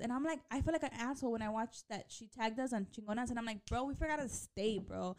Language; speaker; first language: English; early bilingual, other home language; Spanish